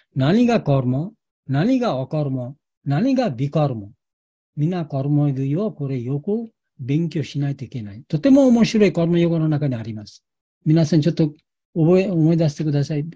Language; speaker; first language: Japanese; non-native, learner; Bangla